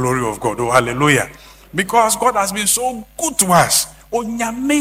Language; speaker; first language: English; non-native, local second language; Akan